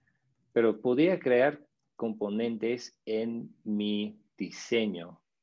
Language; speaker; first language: Spanish; non-native, fluent; English